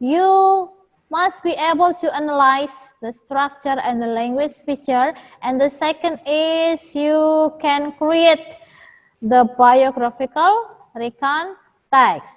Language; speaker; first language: English; non-native, fluent; Indonesian